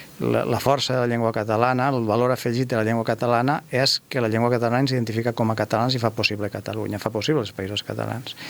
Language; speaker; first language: Catalan; native; Catalan